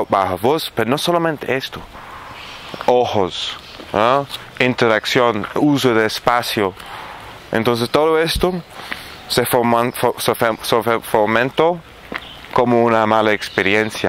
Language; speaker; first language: Spanish; non-native, fluent; Arabic